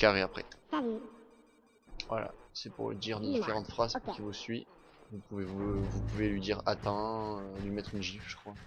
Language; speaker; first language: French; native; French